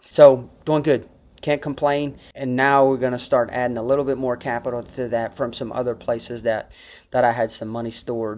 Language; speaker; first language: English; native; English